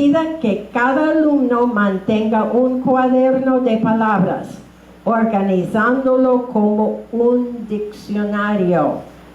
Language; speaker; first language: Spanish; non-native, fluent; English